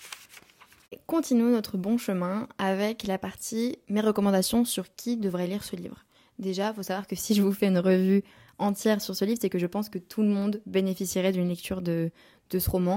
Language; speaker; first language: French; native; French